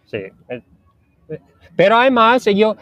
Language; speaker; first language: Spanish; non-native, learner; English